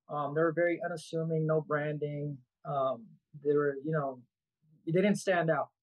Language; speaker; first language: English; native; English